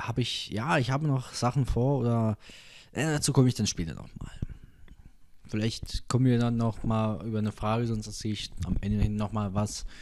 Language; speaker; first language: German; native; German